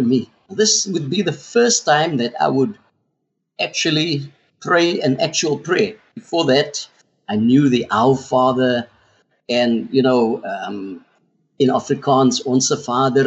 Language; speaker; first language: English; non-native, local second language; Afrikaans